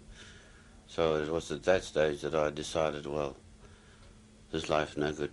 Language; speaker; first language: English; native; English